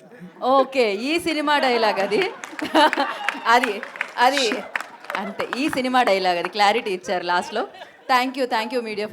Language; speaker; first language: Telugu; native; Telugu